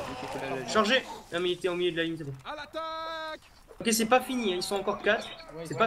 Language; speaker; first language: French; native; French